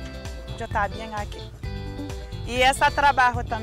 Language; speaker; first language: Spanish; non-native, learner; Haitian Creole